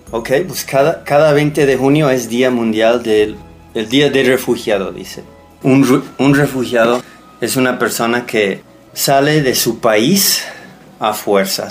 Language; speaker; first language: Spanish; non-native, fluent; English